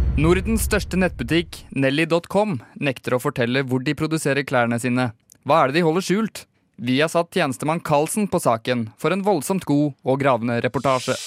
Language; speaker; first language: Norwegian; native; Norwegian